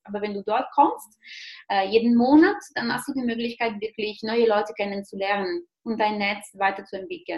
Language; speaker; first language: German; non-native, fluent; Italian